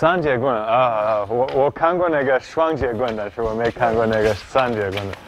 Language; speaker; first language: Chinese; non-native, fluent; English